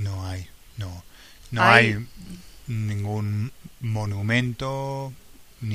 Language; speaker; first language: Spanish; non-native, fluent; English